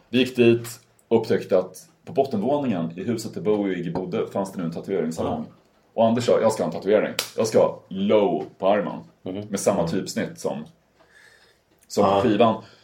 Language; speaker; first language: Swedish; native; Swedish